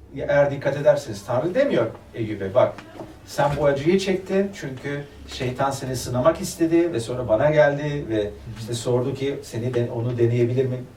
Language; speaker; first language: Turkish; early bilingual, other home language; German